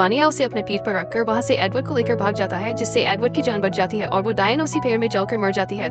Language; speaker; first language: Hindi; native; Hindi